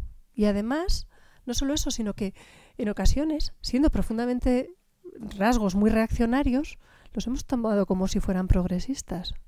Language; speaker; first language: Spanish; native; Spanish